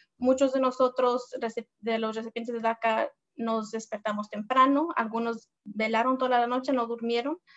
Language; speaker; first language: Spanish; early bilingual, heritage; Spanish